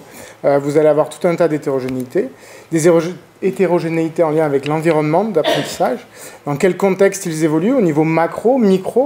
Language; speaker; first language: French; native; French